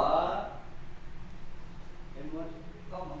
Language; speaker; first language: Vietnamese; non-native, learner; Korean